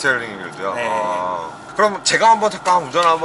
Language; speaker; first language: Korean; native; Korean